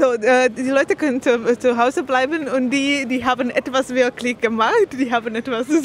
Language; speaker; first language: German; non-native, learner; Slovak